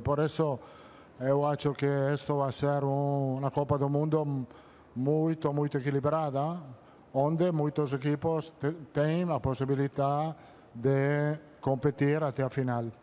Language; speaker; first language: Portuguese; non-native, fluent; Italian